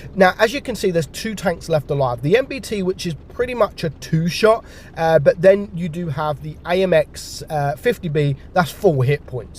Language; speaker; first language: English; native; English